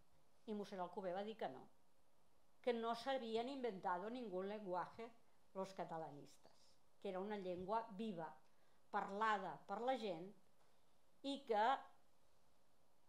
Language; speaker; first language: Catalan; native; Catalan